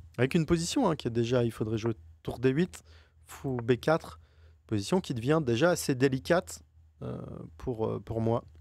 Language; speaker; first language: French; native; French